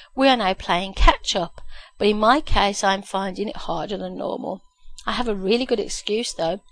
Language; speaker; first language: English; native; English